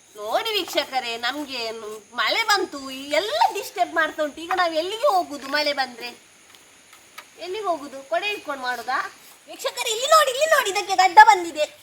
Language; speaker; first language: Kannada; non-native, local second language; Tulu